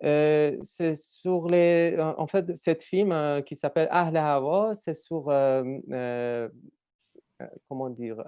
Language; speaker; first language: French; non-native, learner; Persian